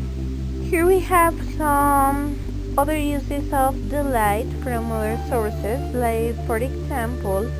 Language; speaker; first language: English; non-native, fluent; Spanish